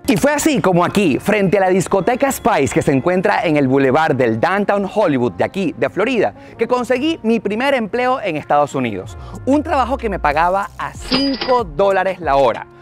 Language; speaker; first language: Spanish; native; Spanish